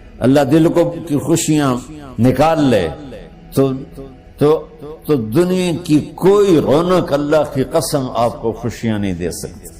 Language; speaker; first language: Urdu; non-native, local second language; Punjabi